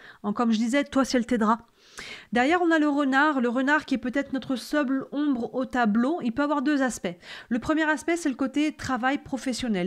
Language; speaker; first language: French; native; French